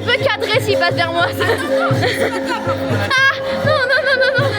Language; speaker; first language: French; native; French